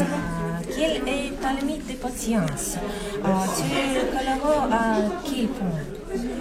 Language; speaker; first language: French; non-native, fluent; Russian